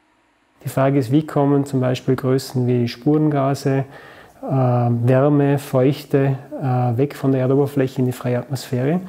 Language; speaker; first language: German; native; German